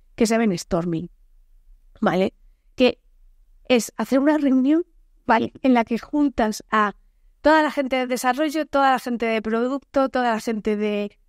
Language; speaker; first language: Spanish; native; Spanish